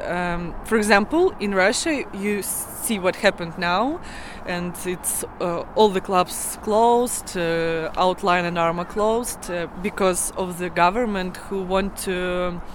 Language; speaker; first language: English; non-native, learner; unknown